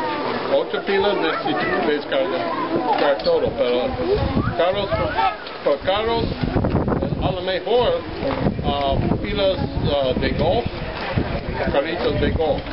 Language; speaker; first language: Spanish; non-native, learner; English